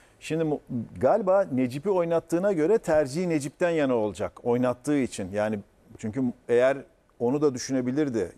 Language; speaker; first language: Turkish; native; Turkish